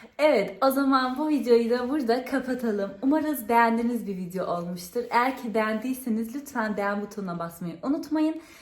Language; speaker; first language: Turkish; early bilingual, heritage; Turkish